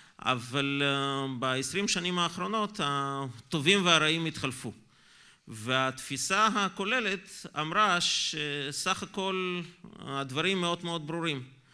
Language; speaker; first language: Hebrew; non-native, fluent; Russian